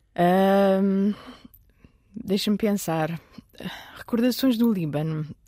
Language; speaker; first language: Portuguese; early bilingual, other home language; Arabic